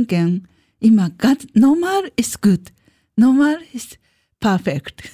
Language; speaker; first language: German; non-native, learner; Japanese